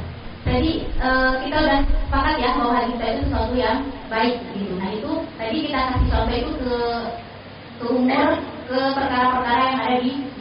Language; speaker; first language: Indonesian; native; Indonesian